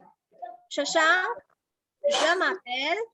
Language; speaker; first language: French; non-native, learner; Hindi